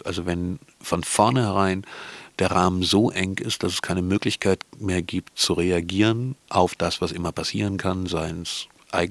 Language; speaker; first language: German; native; German